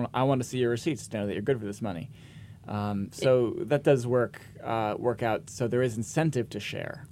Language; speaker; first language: English; native; English